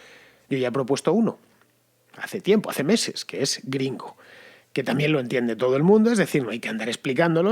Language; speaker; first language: Spanish; native; Spanish